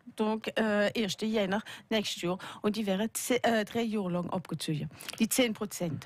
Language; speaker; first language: German; non-native, local second language; French